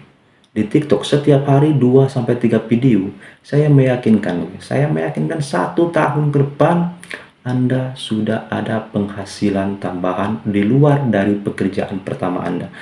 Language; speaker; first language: Indonesian; native; Indonesian